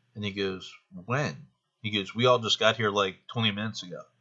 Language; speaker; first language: English; native; English